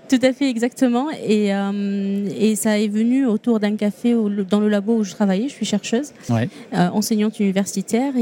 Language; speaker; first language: French; non-native, local second language; Arabic